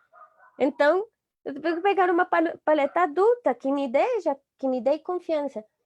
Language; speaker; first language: Portuguese; non-native, fluent; Spanish